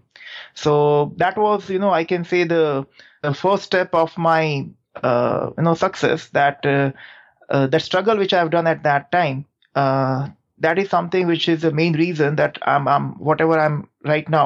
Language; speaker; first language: English; non-native, local second language; Gujarati